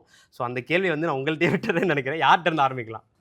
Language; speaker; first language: Tamil; native; Tamil